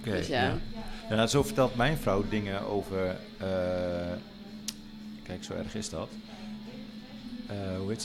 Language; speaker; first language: Dutch; native; Dutch